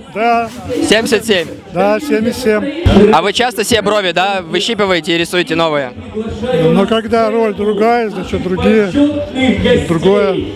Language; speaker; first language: Russian; native; Russian